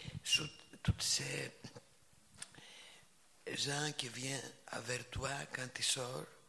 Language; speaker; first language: French; non-native, fluent; Greek